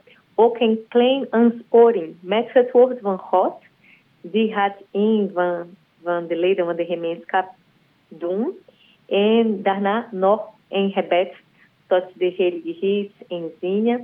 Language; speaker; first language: Dutch; non-native, learner; Portuguese